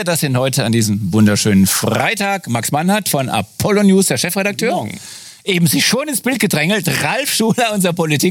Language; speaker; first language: German; native; German